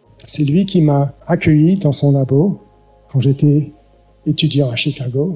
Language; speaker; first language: French; early bilingual, heritage; French